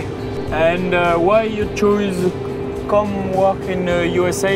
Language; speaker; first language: English; non-native, learner; French